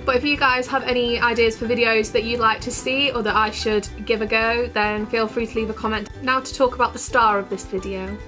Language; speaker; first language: English; native; English